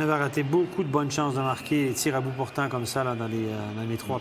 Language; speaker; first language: French; native; French